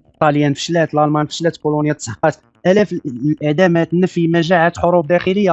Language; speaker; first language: Arabic; native; Arabic